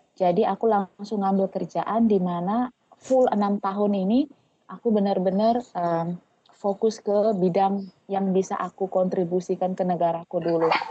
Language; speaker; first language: Indonesian; non-native, local second language; Tetum